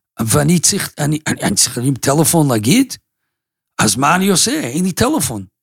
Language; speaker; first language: Hebrew; non-native, fluent; English